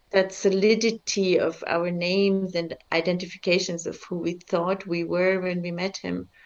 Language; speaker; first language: English; early bilingual, other home language; German